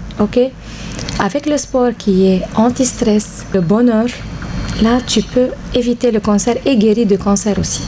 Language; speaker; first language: French; non-native, local second language; Arabic